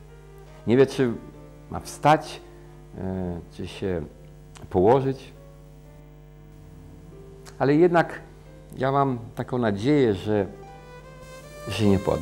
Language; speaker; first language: Polish; early bilingual, heritage; Polish